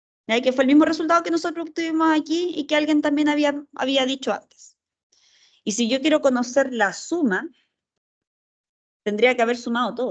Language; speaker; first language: Spanish; native; Spanish